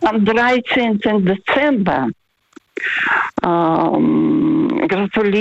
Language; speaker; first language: German; non-native, fluent; Russian